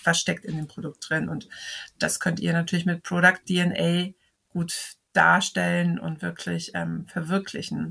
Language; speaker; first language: German; native; German